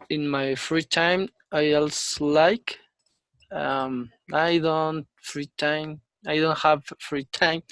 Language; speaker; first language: English; non-native, learner; Spanish